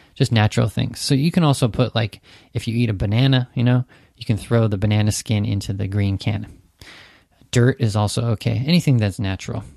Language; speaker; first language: English; native; English